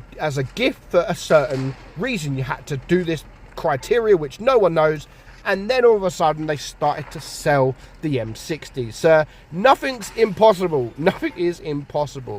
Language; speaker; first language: English; native; English